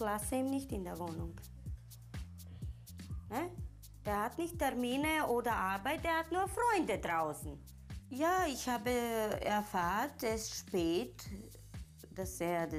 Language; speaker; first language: German; non-native, learner; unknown